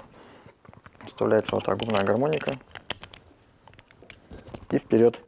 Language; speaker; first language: Russian; native; Russian